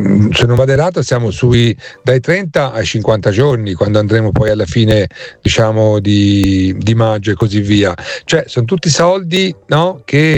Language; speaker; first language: Italian; native; Italian